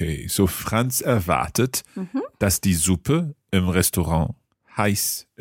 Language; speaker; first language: German; non-native, learner; English